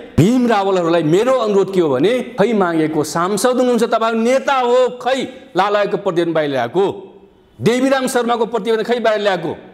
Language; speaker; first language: Nepali; non-native, local second language; Dangaura Tharu